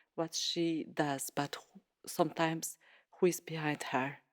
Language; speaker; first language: English; non-native, fluent; Albanian